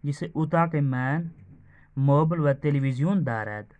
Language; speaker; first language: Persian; non-native, fluent; Urdu